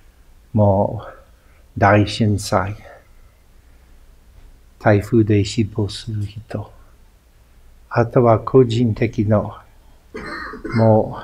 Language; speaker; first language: Japanese; non-native, fluent; English